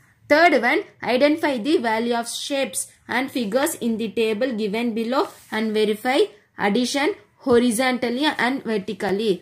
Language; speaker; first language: English; non-native, local second language; Tamil